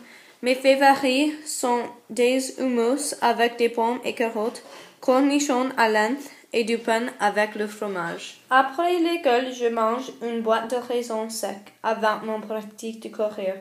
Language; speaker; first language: French; non-native, learner; English